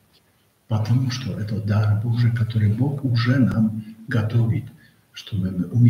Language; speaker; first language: Russian; non-native, fluent; Polish